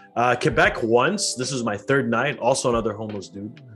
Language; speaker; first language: English; early bilingual, other home language; Arabic